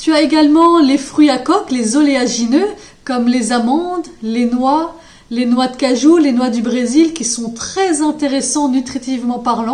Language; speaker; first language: French; native; French